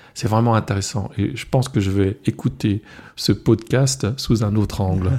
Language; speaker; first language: French; non-native, local second language; Swiss German